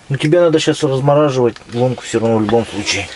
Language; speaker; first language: Russian; native; Russian